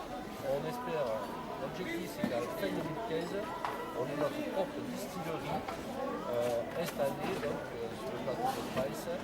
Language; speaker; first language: French; native; French